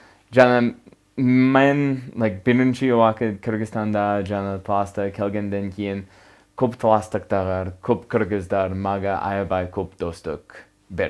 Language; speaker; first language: Kyrgyz; non-native, learner; English